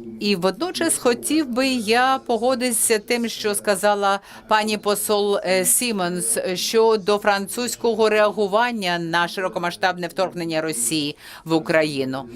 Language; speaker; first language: Ukrainian; non-native, fluent; French